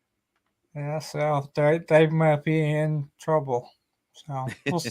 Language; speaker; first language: English; native; English